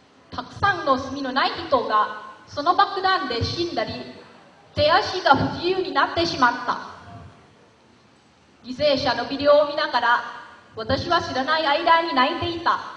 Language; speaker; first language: Japanese; non-native, learner; Lao